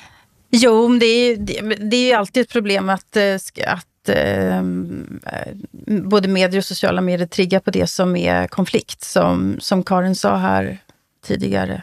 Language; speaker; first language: Swedish; native; Swedish